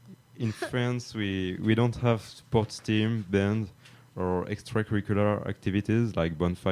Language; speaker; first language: English; non-native, fluent; French